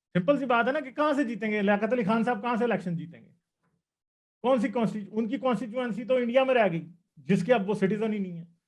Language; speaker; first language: Urdu; non-native, local second language; Punjabi